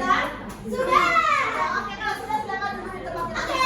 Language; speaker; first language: Indonesian; native; Indonesian